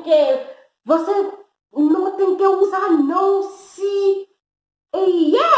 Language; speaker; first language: Portuguese; non-native, learner; Haitian Creole